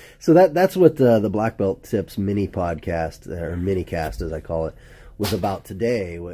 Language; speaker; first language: English; native; English